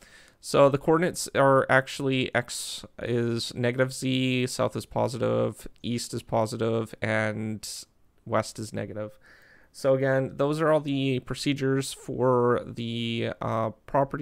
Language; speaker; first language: English; native; English